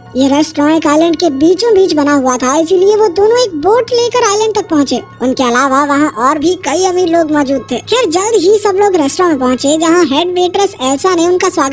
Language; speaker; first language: Hindi; native; Hindi